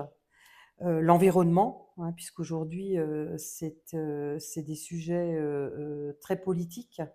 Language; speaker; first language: French; native; French